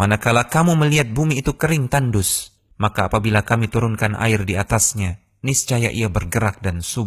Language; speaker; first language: Indonesian; native; Indonesian